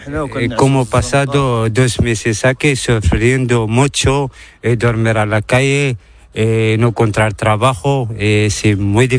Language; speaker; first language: Spanish; non-native, learner; Arabic